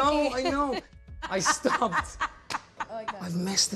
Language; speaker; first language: English; native; English